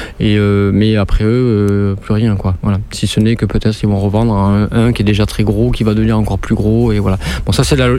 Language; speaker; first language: French; native; French